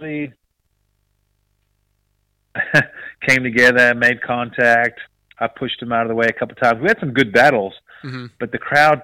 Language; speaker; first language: English; native; English